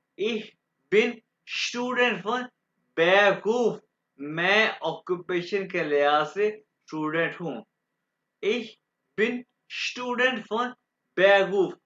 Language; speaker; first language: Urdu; non-native, local second language; Punjabi